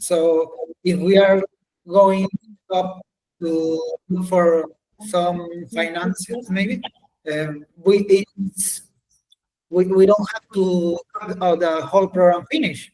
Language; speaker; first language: English; non-native, learner; Spanish